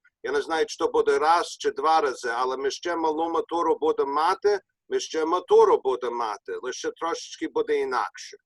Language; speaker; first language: Ukrainian; early bilingual, heritage; Ukrainian